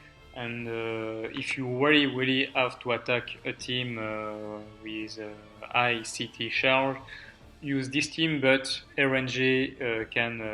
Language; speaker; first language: English; non-native, learner; French